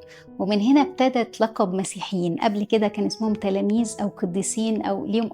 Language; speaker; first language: Arabic; native; Arabic